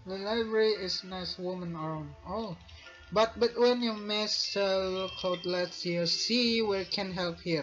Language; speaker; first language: English; non-native, learner; Indonesian